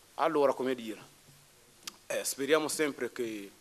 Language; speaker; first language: Italian; non-native, fluent; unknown